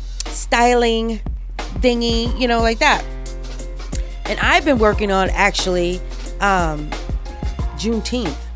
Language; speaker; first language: English; native; English